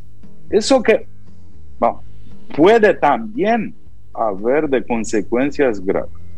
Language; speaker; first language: Spanish; non-native, fluent; Romanian